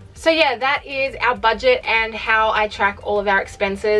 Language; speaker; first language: English; native; English